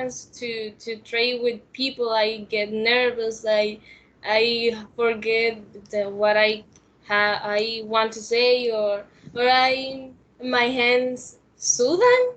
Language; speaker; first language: English; non-native, learner; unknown